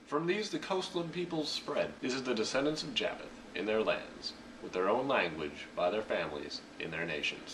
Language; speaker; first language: English; native; English